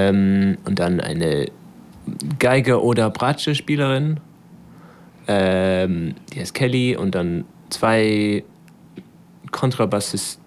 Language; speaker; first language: German; non-native, learner; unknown